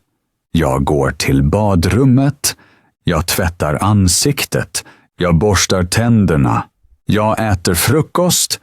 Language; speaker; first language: Swedish; native; Swedish